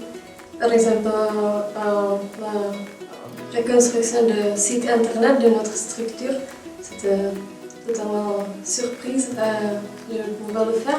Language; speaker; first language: French; non-native, fluent; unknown